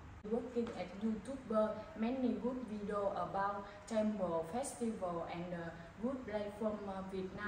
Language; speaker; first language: English; non-native, learner; Vietnamese